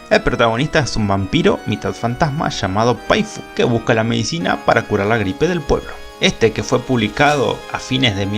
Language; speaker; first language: Spanish; native; Spanish